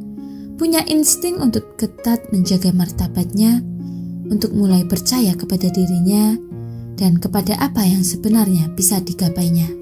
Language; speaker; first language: Indonesian; native; Indonesian